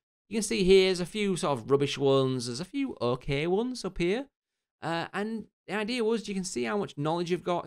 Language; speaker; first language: English; native; English